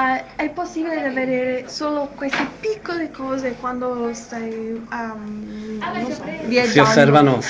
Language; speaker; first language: Italian; non-native, learner; English